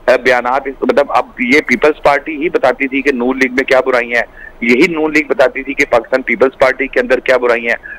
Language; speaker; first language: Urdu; non-native, local second language; Punjabi